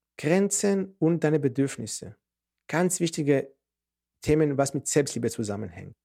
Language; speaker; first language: German; non-native, fluent; Hebrew